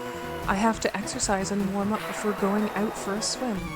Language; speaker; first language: English; native; English